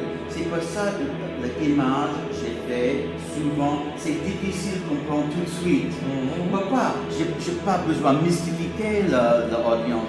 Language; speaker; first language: French; non-native, learner; English